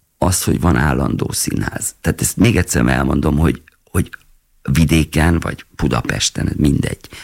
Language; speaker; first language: Hungarian; native; Hungarian